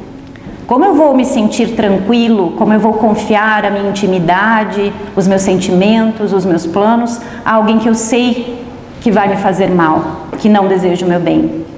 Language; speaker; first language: Portuguese; native; Portuguese